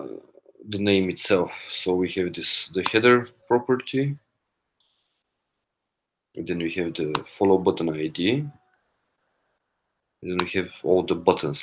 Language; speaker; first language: English; non-native, fluent; Korean